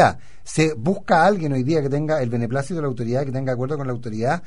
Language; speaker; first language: Spanish; native; Spanish